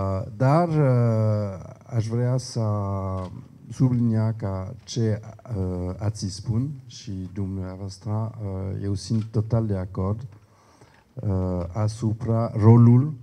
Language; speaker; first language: Romanian; non-native, learner; French